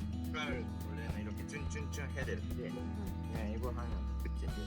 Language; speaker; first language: Korean; non-native, learner; Japanese